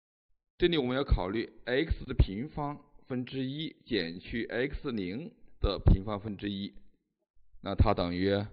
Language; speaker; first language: Chinese; native; Chinese